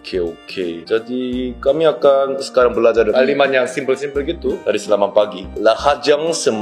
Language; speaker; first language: Indonesian; non-native, learner; Korean